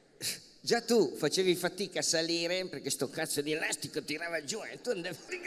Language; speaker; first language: Italian; native; Italian